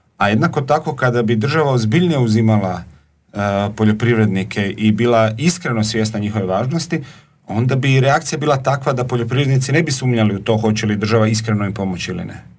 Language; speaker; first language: Croatian; native; Croatian